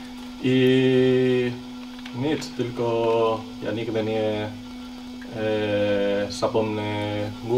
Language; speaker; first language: Polish; non-native, learner; Spanish